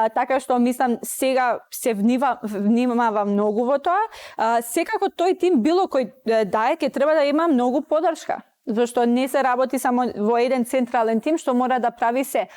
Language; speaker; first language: Macedonian; non-native, local second language; Albanian